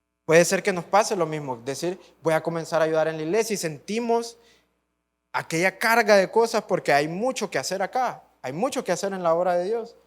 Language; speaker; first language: Spanish; native; Spanish